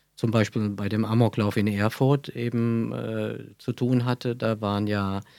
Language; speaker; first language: German; native; German